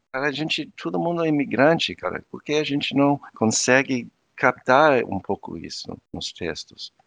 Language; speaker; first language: Portuguese; non-native, fluent; English